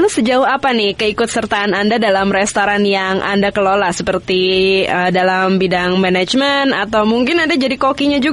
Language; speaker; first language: Indonesian; native; Indonesian